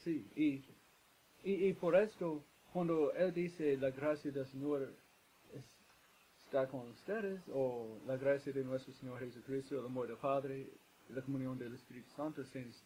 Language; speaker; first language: Spanish; non-native, fluent; English